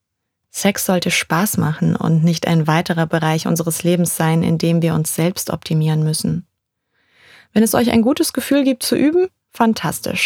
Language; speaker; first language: German; native; German